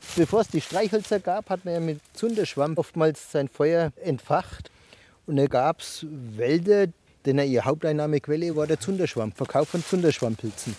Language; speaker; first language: German; native; German